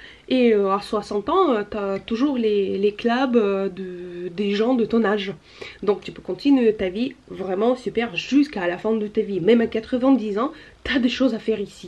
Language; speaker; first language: French; non-native, fluent; Russian